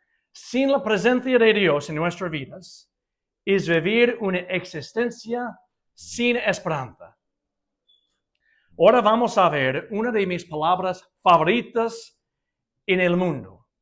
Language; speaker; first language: Spanish; non-native, fluent; English